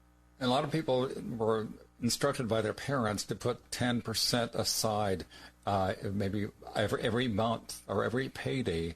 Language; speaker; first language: English; native; English